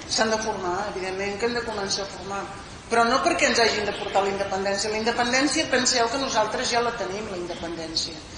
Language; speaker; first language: Catalan; non-native, local second language; Spanish